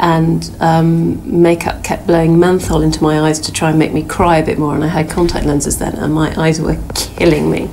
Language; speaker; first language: English; native; English